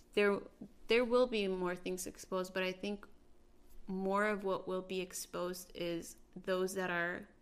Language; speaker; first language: English; early bilingual, other home language; Spanish